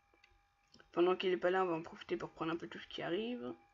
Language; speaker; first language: French; native; French